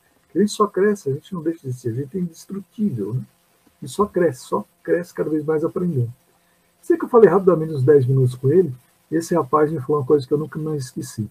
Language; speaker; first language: Portuguese; native; Portuguese